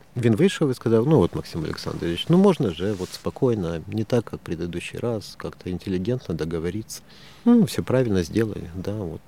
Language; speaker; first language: Ukrainian; native; Ukrainian